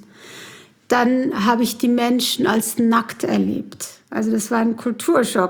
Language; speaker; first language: German; early bilingual, other home language; Kurdish